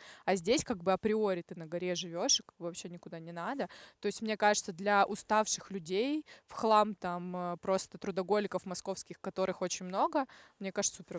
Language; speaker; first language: Russian; native; Russian